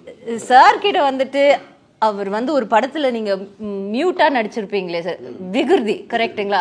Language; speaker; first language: Tamil; native; Tamil